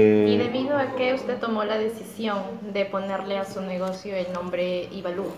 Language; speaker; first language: Spanish; native; Spanish